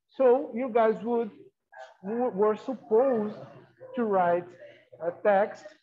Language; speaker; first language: English; non-native, fluent; Portuguese